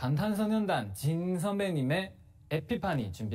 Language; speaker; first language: Korean; non-native, learner; Chinese